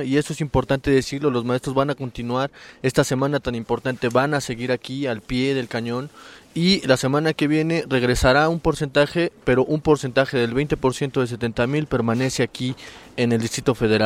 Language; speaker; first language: Spanish; native; Spanish